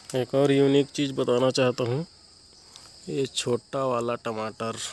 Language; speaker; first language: Hindi; native; Hindi